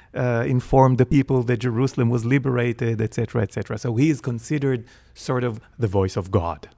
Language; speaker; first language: English; non-native, fluent; Hebrew